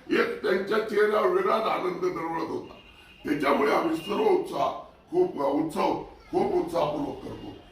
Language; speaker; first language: Marathi; non-native, local second language; Marwari